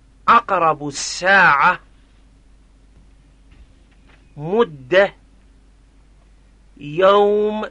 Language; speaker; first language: Arabic; non-native, fluent; Persian